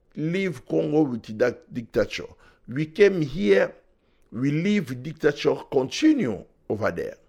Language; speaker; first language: English; non-native, learner; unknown